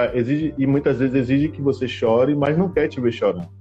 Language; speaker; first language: Portuguese; native; Portuguese